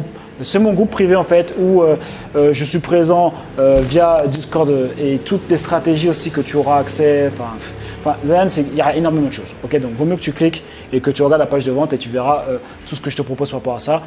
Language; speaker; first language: French; native; French